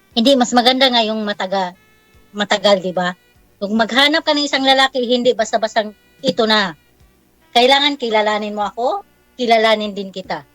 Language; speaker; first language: Filipino; non-native, local second language; Cebuano